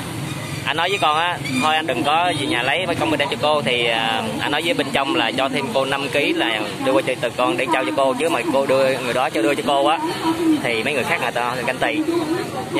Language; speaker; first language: Vietnamese; native; Vietnamese